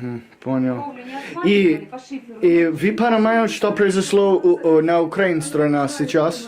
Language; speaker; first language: Russian; non-native, learner; English